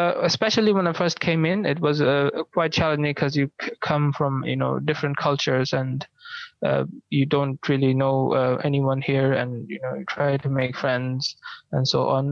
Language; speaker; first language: English; non-native, local second language; Bangla